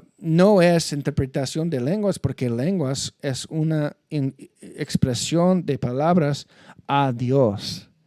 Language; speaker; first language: Spanish; non-native, fluent; English